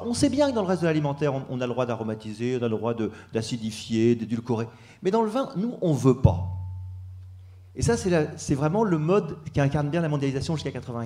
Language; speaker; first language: French; native; French